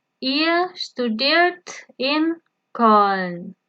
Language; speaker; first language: German; non-native, fluent; Indonesian